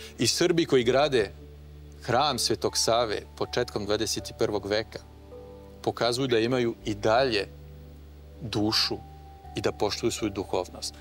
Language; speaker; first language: Croatian; non-native, fluent; French